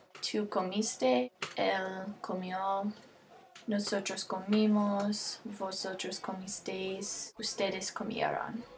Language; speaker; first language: Spanish; non-native, learner; English